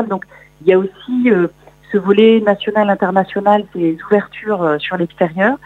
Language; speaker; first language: French; native; French